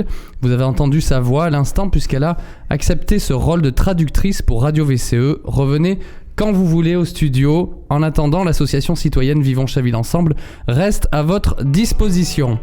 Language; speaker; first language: French; native; French